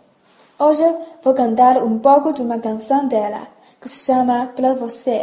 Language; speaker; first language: Portuguese; non-native, learner; Chinese